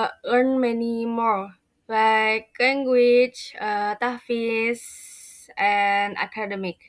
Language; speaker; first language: English; non-native, learner; Indonesian